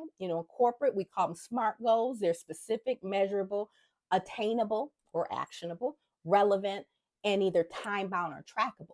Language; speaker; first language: English; native; English